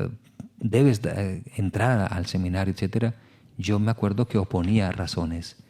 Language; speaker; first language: Spanish; native; Spanish